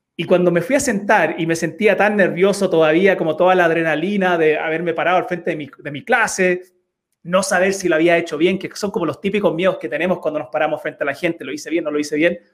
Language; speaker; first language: Spanish; early bilingual, heritage; Spanish